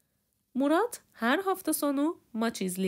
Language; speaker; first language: Turkish; non-native, fluent; Persian